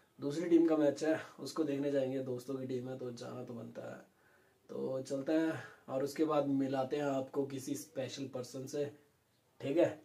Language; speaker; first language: Hindi; native; Hindi